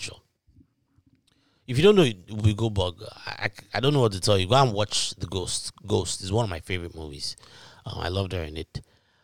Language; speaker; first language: English; non-native, local second language; Yoruba